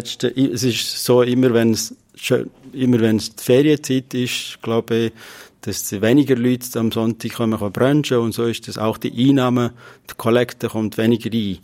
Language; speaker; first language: German; non-native, fluent; Kurdish